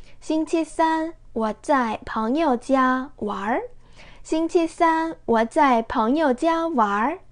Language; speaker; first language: Chinese; non-native, fluent; Korean